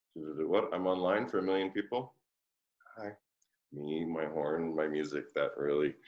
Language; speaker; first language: English; native; English